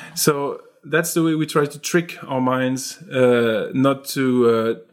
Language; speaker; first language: English; non-native, fluent; French